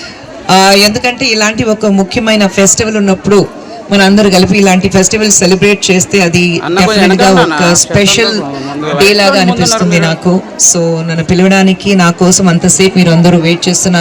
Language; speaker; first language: Telugu; non-native, fluent; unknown